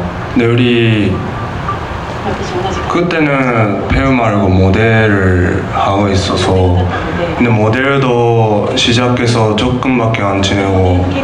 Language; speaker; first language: Korean; non-native, learner; Japanese